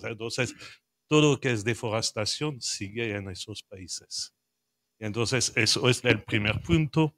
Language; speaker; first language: Spanish; non-native, learner; French